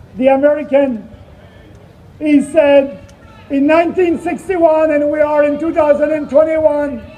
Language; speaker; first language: English; non-native, fluent; French